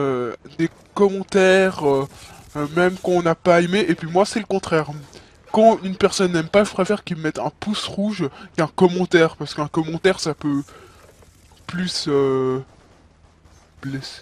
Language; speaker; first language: French; native; French